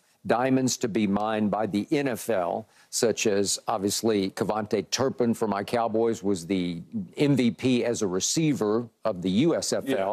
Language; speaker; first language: English; native; English